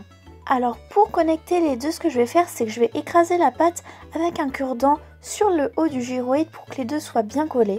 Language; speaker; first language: French; native; French